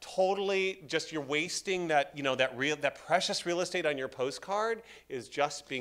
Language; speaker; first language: English; native; English